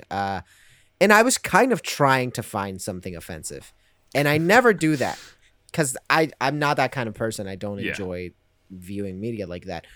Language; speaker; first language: English; non-native, fluent; Spanish